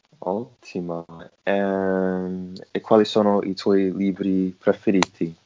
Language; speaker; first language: Italian; non-native, learner; English